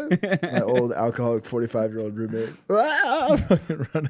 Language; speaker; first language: English; native; English